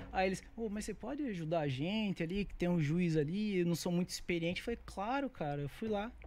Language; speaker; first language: Portuguese; native; Portuguese